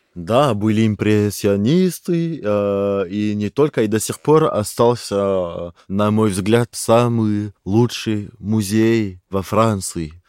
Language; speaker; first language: Russian; non-native, fluent; French